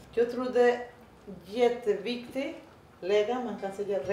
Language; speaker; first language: Swedish; non-native, learner; Spanish